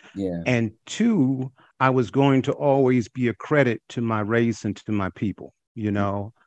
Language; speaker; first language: English; native; English